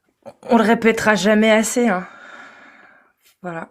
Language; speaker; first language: French; native; French